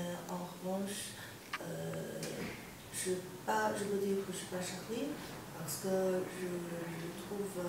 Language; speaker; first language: French; non-native, learner; Chinese